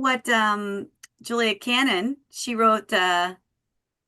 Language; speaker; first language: English; native; English